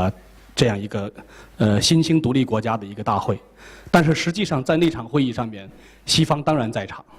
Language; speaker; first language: Chinese; native; Chinese